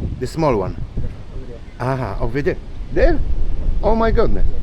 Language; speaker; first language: English; non-native, learner; Polish